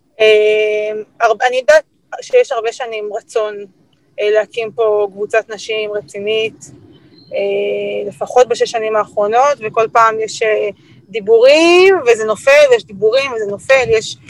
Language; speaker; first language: Hebrew; native; Hebrew